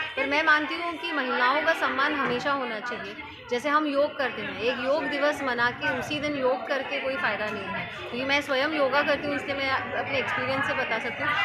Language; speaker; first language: Hindi; non-native, local second language; Marathi